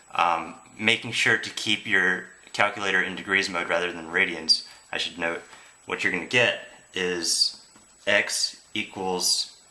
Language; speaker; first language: English; native; English